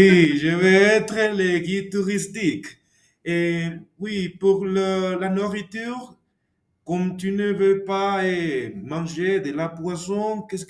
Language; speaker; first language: French; non-native, learner; Spanish